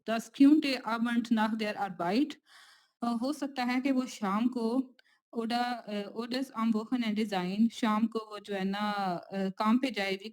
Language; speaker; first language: German; non-native, learner; Urdu